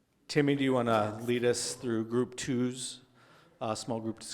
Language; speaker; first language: English; native; English